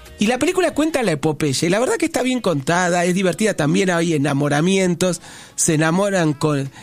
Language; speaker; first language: Spanish; native; Spanish